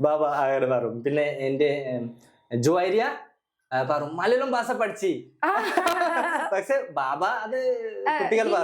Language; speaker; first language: Malayalam; non-native, local second language; Bangla